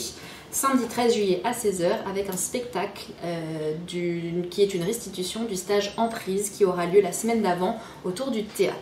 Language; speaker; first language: French; native; French